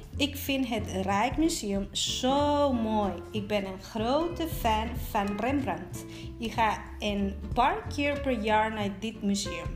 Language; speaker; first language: Dutch; non-native, fluent; Spanish